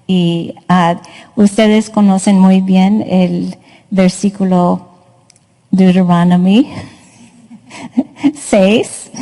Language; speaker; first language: Spanish; non-native, fluent; English